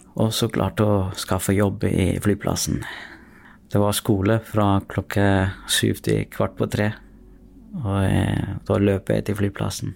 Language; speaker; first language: Norwegian; non-native, fluent; Tamil